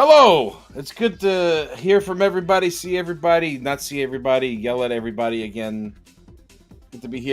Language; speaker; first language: English; native; English